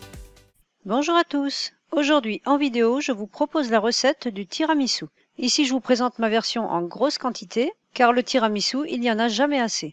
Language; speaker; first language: French; native; French